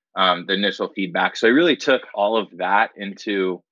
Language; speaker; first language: English; native; English